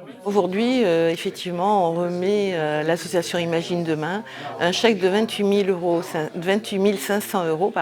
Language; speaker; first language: French; native; French